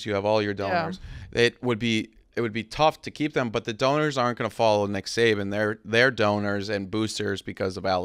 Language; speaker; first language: English; native; English